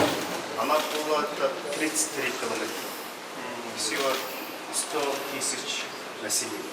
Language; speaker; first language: Russian; non-native, learner; Mongolian